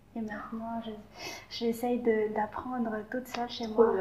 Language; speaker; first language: French; non-native, local second language; Malagasy